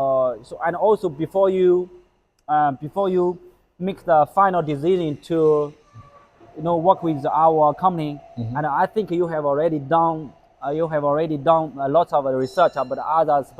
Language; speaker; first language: English; non-native, learner; Chinese